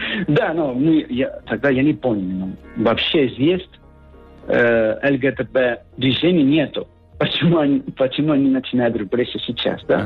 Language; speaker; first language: Russian; non-native, learner; Spanish